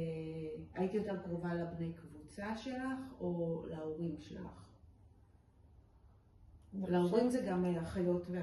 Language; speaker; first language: Hebrew; native; Hebrew